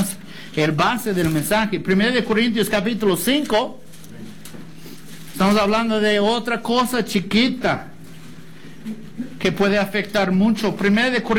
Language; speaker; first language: Spanish; non-native, fluent; English